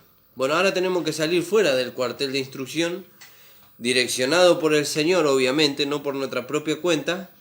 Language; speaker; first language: Spanish; native; Spanish